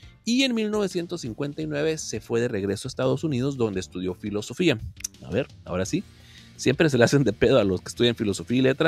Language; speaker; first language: Spanish; native; Spanish